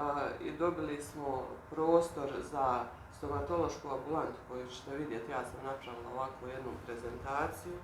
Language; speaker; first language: Bosnian; native; Bosnian